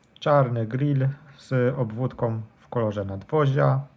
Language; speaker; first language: Polish; native; Polish